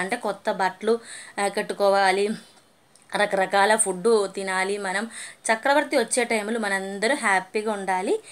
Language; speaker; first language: Telugu; non-native, learner; Malayalam